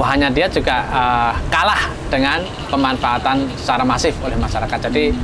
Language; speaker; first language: Indonesian; native; Indonesian